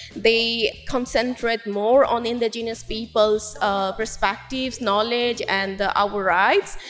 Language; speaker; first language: English; non-native, local second language; Kok Borok